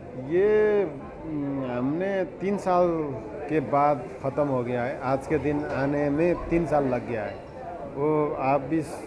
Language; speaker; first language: Hindi; non-native, fluent; Nepali